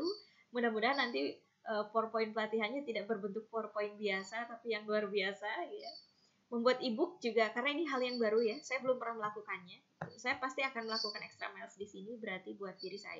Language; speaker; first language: Indonesian; native; Indonesian